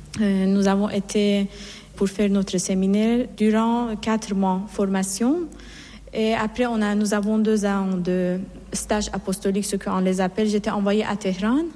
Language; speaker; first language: French; non-native, fluent; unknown